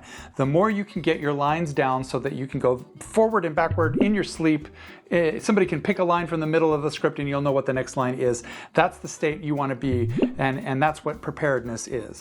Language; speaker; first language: English; native; English